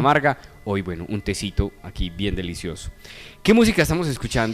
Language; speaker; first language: Spanish; native; Spanish